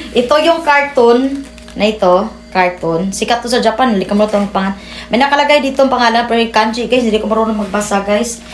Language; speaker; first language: Filipino; non-native, local second language; Cebuano